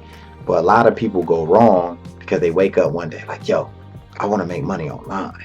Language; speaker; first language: English; native; English